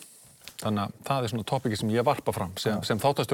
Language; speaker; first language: Icelandic; native; Icelandic